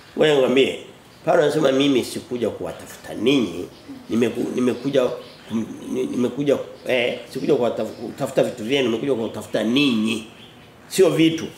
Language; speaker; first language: Swahili; native; Swahili